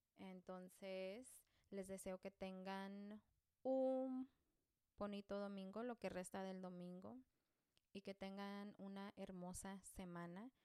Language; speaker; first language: Spanish; early bilingual, heritage; Spanish